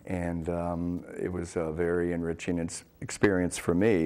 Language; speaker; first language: English; native; English